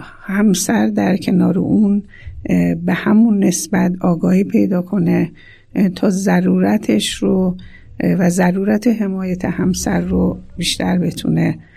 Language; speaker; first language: Persian; native; Persian